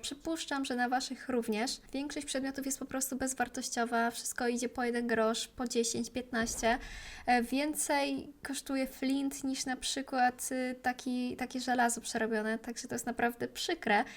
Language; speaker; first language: Polish; native; Polish